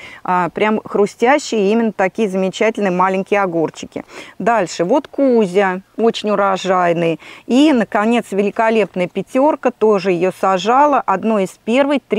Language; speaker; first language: Russian; native; Russian